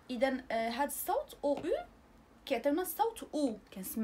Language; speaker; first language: Arabic; native; Arabic